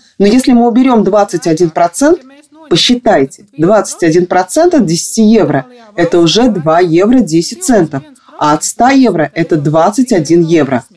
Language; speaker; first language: Russian; non-native, local second language; Latvian